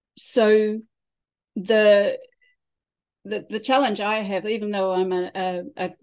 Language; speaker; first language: English; native; English